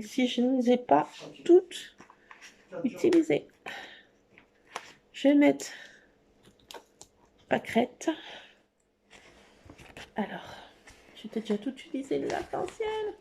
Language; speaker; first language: French; native; French